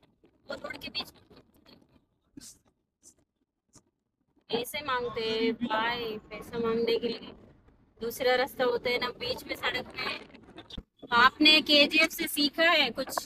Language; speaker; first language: Hindi; non-native, local second language; Telugu